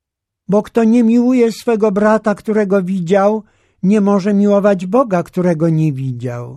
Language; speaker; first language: Polish; native; Polish